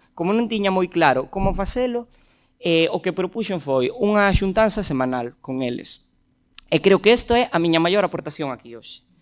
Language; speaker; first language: Galician; native; Galician